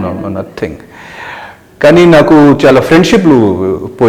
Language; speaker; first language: Telugu; non-native, local second language; Hindi